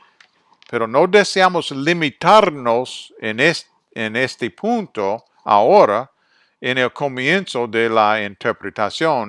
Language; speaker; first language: Spanish; non-native, fluent; English